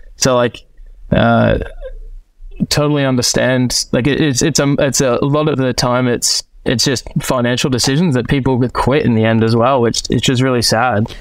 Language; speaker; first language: English; native; English